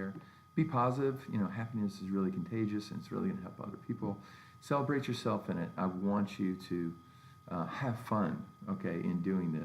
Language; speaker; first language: English; native; English